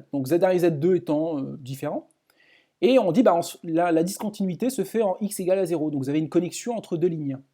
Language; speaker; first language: French; native; French